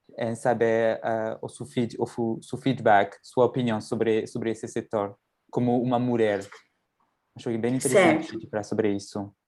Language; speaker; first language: Portuguese; non-native, fluent; French